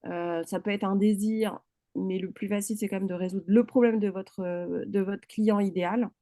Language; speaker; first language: French; native; French